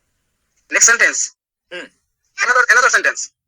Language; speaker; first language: English; non-native, learner; Hindi